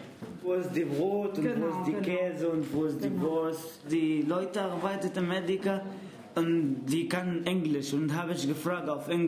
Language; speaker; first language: German; non-native, learner; Arabic